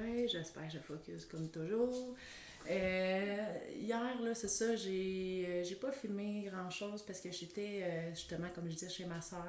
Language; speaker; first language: French; native; French